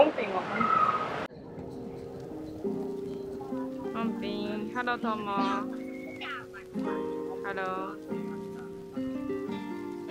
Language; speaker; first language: Japanese; non-native, fluent; Chinese